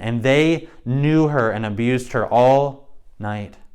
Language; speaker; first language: English; native; English